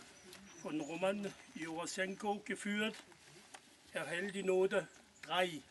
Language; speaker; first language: German; non-native, fluent; French